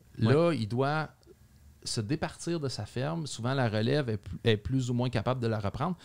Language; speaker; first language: French; native; French